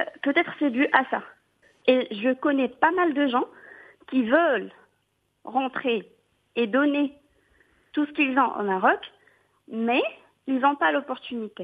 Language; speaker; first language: French; non-native, local second language; Arabic